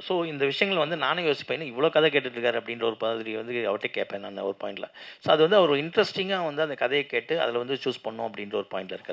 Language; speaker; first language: Tamil; native; Tamil